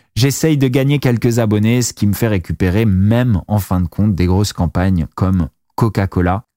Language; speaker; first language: French; native; French